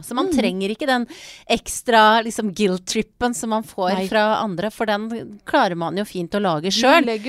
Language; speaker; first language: Norwegian; native; Norwegian